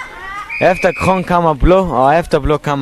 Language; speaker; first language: Danish; non-native, learner; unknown